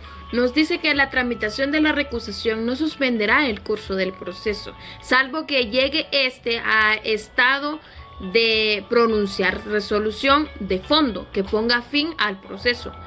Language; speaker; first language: Spanish; native; Spanish